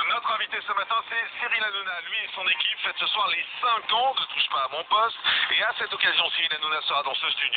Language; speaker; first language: French; native; French